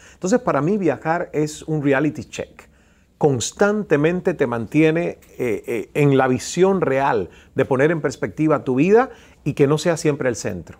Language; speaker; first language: Spanish; native; Spanish